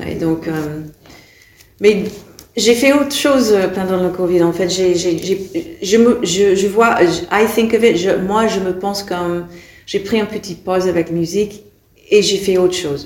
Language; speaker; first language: French; non-native, fluent; English